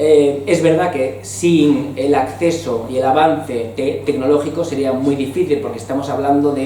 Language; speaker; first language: Spanish; native; Spanish